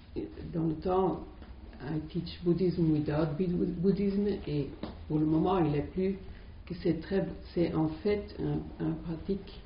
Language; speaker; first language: French; non-native, fluent; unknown